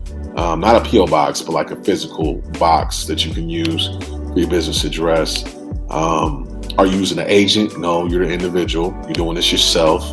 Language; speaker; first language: English; native; English